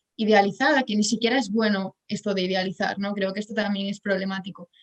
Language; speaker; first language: Spanish; native; Spanish